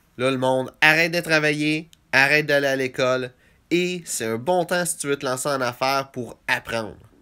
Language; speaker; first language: French; native; French